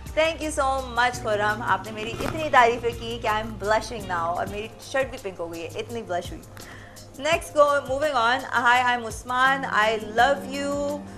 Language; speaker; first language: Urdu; native; Urdu